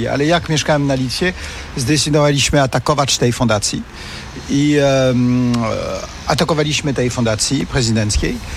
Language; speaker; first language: Polish; non-native, fluent; French